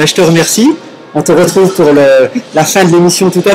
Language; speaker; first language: French; native; French